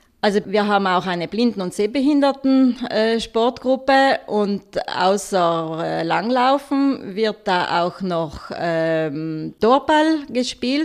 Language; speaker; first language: German; native; German